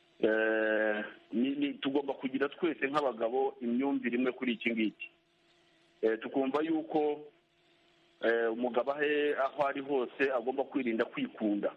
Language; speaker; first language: Kinyarwanda; native; Kinyarwanda